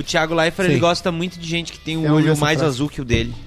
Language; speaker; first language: Portuguese; native; Portuguese